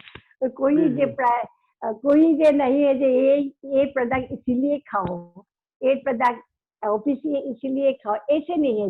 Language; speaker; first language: Hindi; non-native, local second language; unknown